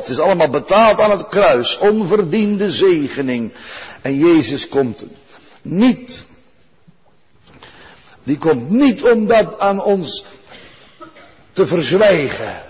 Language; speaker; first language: Dutch; native; Dutch